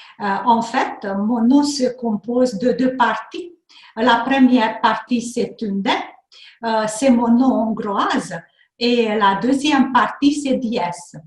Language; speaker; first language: French; non-native, fluent; Hungarian